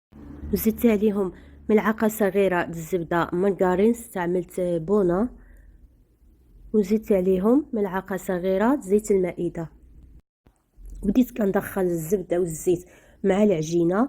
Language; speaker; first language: Arabic; native; Arabic